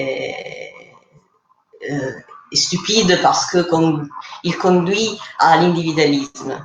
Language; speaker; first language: French; non-native, fluent; Italian